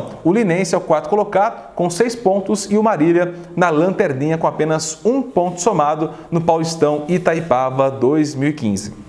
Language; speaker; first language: Portuguese; native; Portuguese